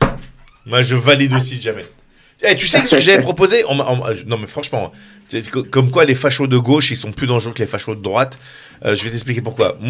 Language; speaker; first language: French; native; French